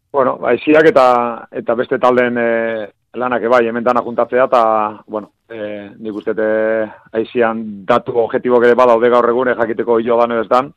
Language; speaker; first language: Basque; native; Basque